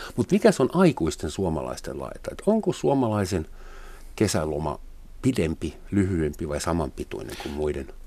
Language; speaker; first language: Finnish; non-native, fluent; German